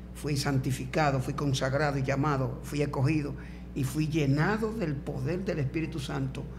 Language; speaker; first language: Spanish; native; Spanish